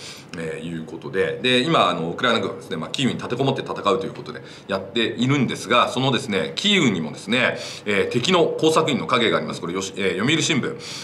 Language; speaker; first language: Japanese; native; Japanese